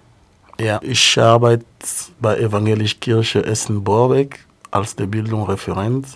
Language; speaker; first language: German; non-native, fluent; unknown